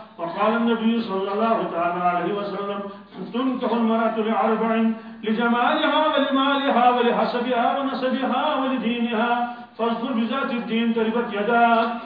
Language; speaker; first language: Arabic; non-native, fluent; Urdu